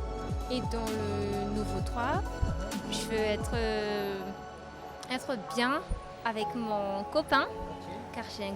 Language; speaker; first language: French; non-native, local second language; Malagasy